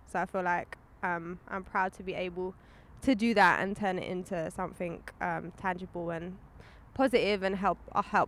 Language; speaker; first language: English; native; English